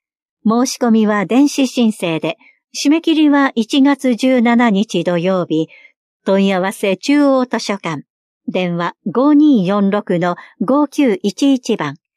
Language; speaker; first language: Japanese; native; Japanese